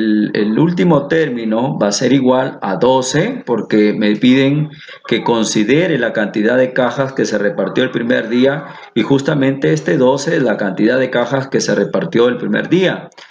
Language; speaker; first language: Spanish; native; Spanish